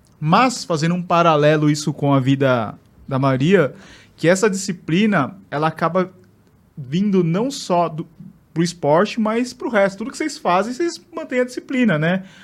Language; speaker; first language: Portuguese; native; Portuguese